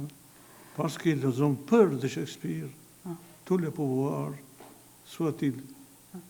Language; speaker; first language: French; non-native, fluent; Albanian